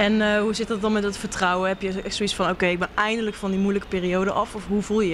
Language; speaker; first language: Dutch; native; Dutch